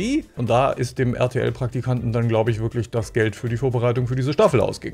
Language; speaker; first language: German; native; German